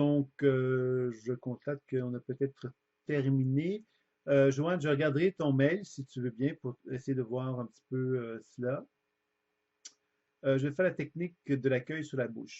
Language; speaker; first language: French; native; French